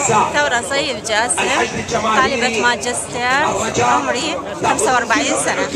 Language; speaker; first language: Arabic; native; Arabic